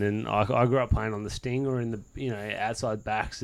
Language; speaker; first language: English; native; English